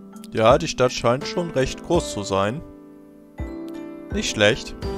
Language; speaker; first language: German; native; German